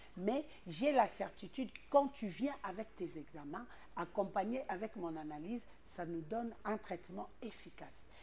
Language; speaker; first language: French; non-native, local second language; Lingala